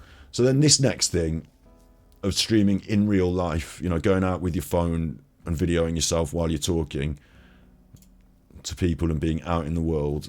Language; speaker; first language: English; native; English